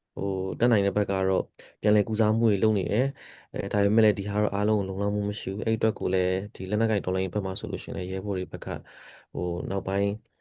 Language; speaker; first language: Burmese; non-native, local second language; S'gaw Karen